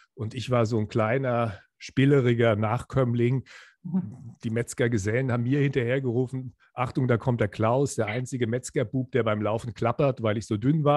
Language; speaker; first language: German; native; German